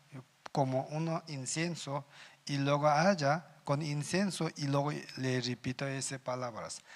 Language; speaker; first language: Spanish; non-native, learner; Tibetan